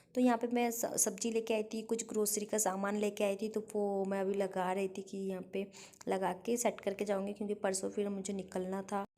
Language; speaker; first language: Hindi; non-native, local second language; Bangla